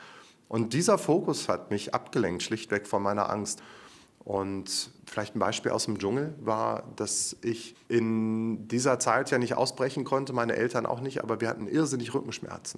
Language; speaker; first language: German; native; German